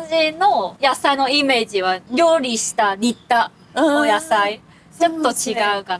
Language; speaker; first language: Japanese; non-native, fluent; Cantonese